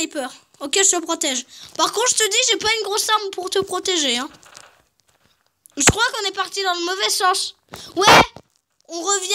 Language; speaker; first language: French; native; French